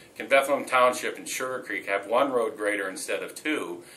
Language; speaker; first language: English; native; English